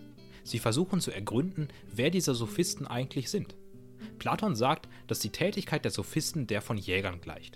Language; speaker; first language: German; native; German